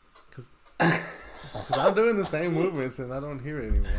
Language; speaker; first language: English; early bilingual, other home language; Spanish